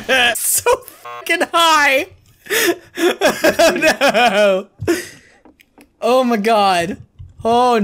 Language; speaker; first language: English; native; English